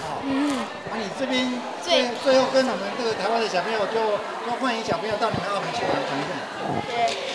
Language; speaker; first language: Chinese; native; Chinese